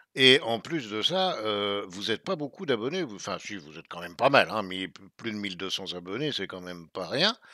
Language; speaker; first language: French; native; French